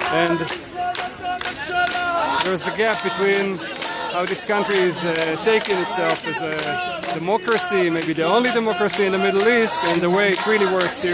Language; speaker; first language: English; non-native, fluent; Hebrew